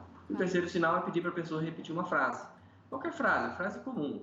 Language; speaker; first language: Portuguese; native; Portuguese